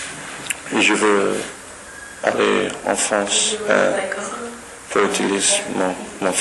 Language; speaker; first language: French; non-native, learner; English